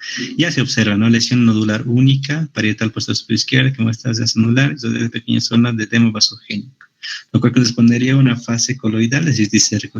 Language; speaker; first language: Spanish; native; Spanish